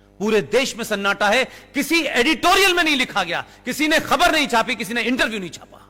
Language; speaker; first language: Hindi; native; Hindi